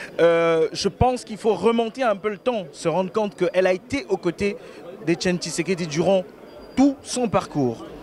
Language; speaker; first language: French; non-native, local second language; Lingala